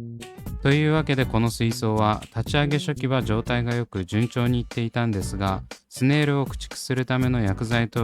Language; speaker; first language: Japanese; native; Japanese